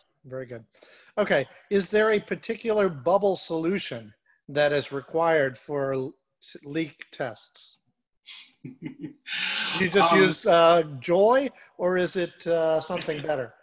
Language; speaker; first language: English; native; English